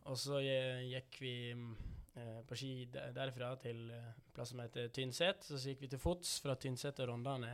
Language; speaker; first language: Norwegian; early bilingual, other home language; Dutch